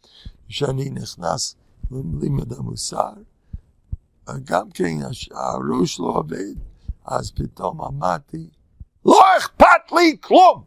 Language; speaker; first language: Hebrew; non-native, fluent; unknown